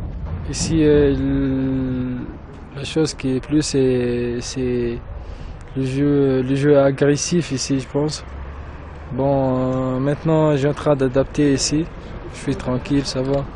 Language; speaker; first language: French; non-native, local second language; Arabic